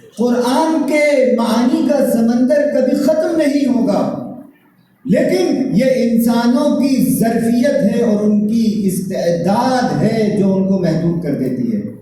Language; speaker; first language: Urdu; native; Urdu